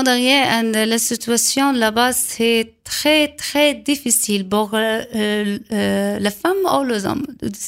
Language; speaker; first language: French; non-native, learner; Arabic